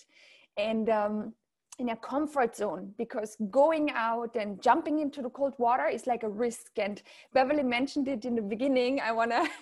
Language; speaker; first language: English; non-native, fluent; German